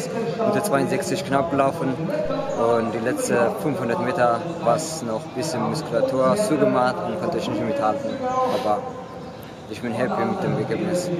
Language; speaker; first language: German; non-native, learner; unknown